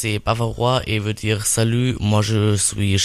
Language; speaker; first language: French; non-native, learner; German